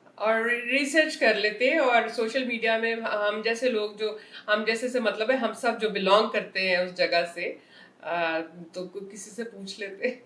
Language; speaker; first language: Urdu; native; Urdu